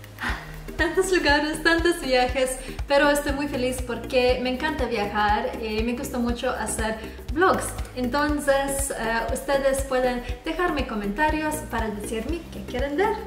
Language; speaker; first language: Spanish; non-native, fluent; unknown